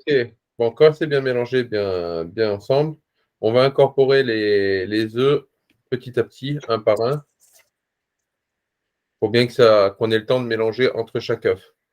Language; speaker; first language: French; native; French